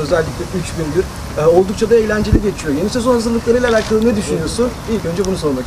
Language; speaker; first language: Turkish; native; Turkish